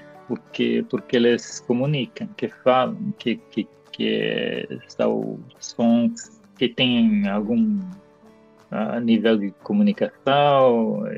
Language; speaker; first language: Portuguese; non-native, fluent; Italian